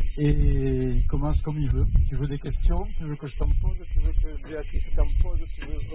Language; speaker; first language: French; non-native, fluent; Spanish